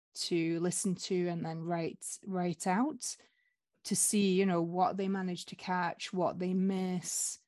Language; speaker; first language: English; native; English